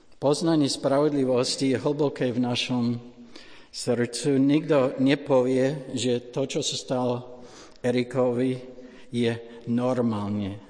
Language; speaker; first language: Slovak; non-native, fluent; English